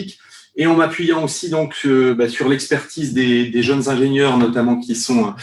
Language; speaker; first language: French; native; French